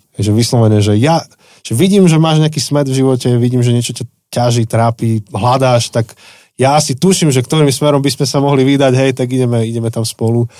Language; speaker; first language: Slovak; native; Slovak